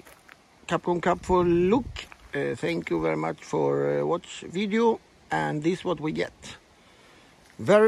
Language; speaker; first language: English; non-native, learner; Swedish